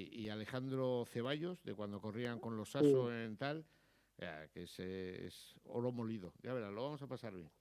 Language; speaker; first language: Spanish; native; Spanish